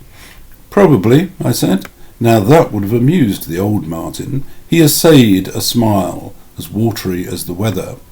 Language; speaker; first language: English; native; English